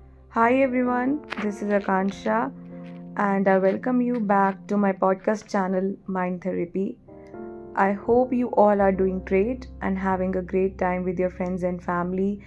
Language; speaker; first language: English; non-native, local second language; Hindi